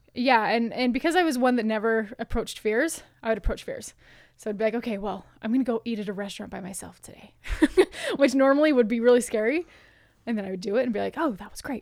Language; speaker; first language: English; native; English